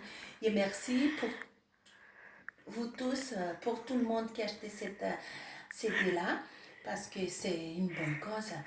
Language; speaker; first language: French; non-native, local second language; Malagasy